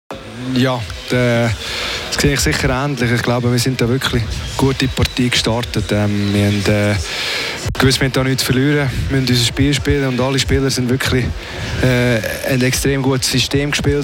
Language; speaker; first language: German; native; German